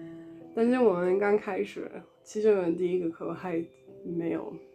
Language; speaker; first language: Chinese; non-native, learner; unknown